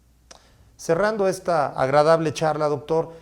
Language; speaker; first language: Spanish; native; Spanish